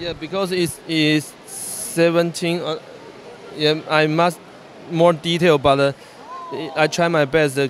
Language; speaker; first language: English; non-native, learner; Chinese